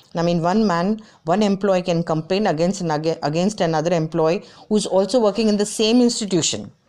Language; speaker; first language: English; non-native, local second language; Gujarati